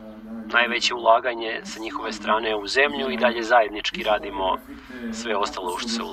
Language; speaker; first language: Croatian; native; Croatian